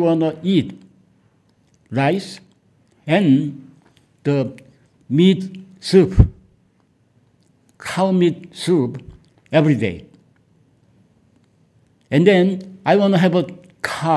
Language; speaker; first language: English; non-native, learner; Korean